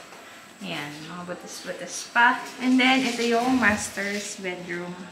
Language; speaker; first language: Filipino; native; Filipino